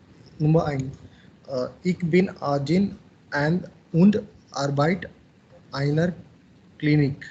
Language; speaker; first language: German; non-native, learner; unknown